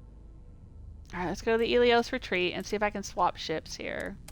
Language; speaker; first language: English; native; English